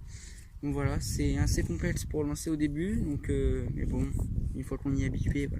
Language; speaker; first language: French; native; French